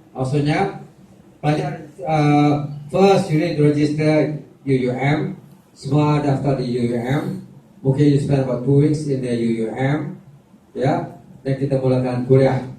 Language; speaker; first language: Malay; native; Malay